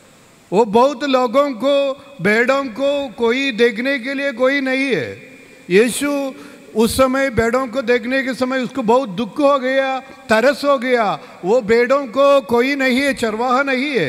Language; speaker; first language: Hindi; non-native, local second language; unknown